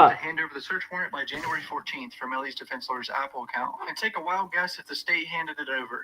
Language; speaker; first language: English; native; English